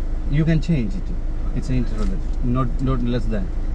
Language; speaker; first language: English; non-native, local second language; Malayalam